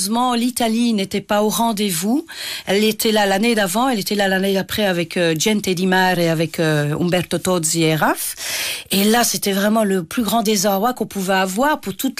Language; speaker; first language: French; native; French